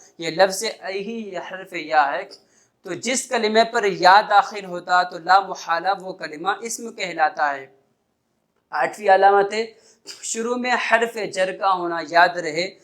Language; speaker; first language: Urdu; native; Urdu